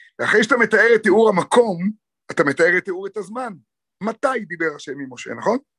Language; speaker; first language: Hebrew; native; Hebrew